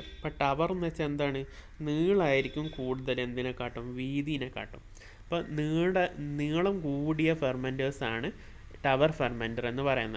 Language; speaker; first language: Malayalam; native; Malayalam